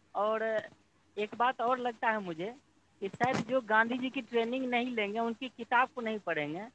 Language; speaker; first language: Hindi; native; Hindi